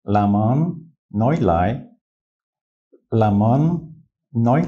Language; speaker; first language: Vietnamese; non-native, learner; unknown